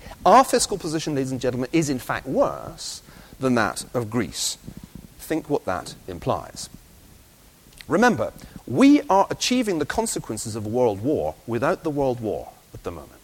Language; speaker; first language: English; native; English